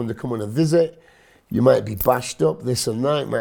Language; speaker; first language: English; non-native, local second language; Punjabi